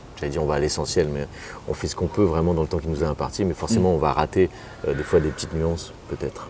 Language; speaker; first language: French; native; French